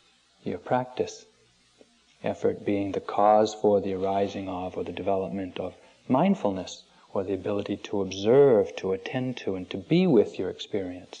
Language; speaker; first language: English; native; English